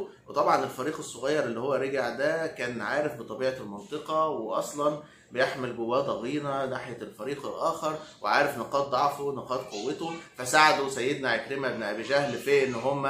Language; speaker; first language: Arabic; native; Arabic